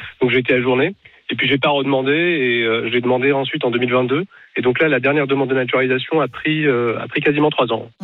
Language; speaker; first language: French; non-native, local second language; Arabic